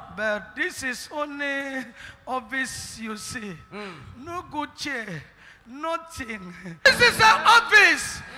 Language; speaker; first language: English; non-native, local second language; Ibibio